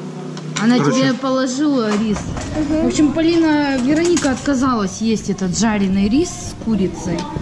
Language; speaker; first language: Russian; native; Russian